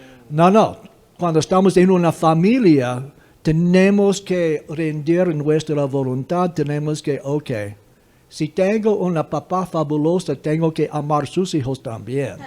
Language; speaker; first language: Spanish; non-native, fluent; English